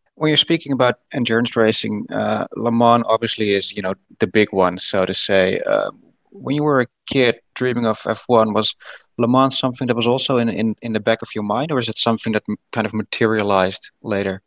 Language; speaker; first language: English; non-native, fluent; Dutch